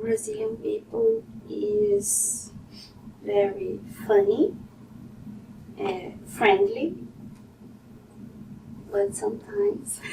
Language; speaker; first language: English; non-native, learner; Portuguese